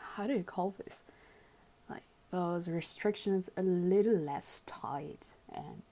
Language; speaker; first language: English; early bilingual, other home language; German